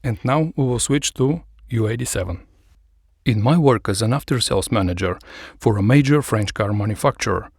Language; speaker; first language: English; non-native, fluent; Bulgarian